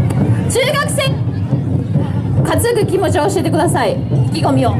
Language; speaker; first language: Japanese; native; Japanese